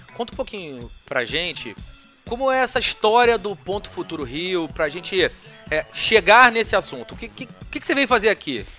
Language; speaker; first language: Portuguese; native; Portuguese